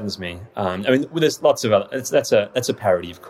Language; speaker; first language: English; native; English